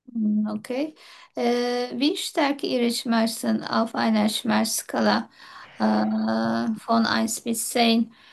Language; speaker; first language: German; non-native, learner; Turkish